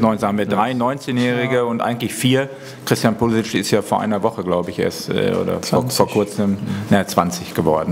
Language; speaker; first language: German; native; German